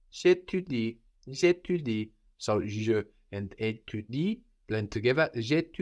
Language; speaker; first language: French; non-native, fluent; English